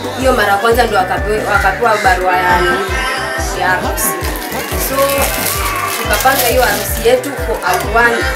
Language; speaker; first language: Swahili; non-native, local second language; Giryama